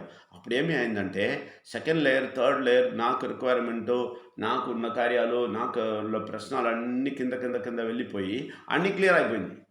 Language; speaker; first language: Telugu; non-native, fluent; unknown